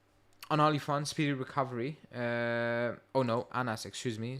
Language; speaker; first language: English; native; English